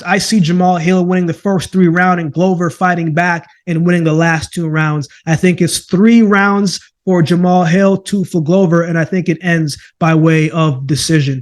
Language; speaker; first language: English; native; English